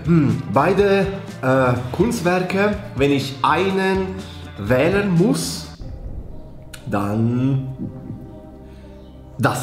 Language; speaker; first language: German; non-native, fluent; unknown